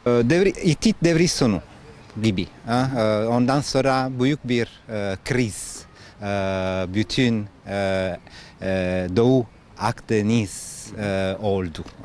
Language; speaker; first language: Turkish; non-native, learner; Italian